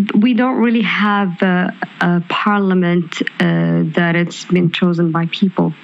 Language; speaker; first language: English; non-native, fluent; Arabic